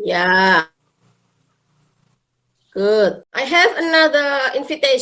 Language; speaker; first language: English; non-native, fluent; Indonesian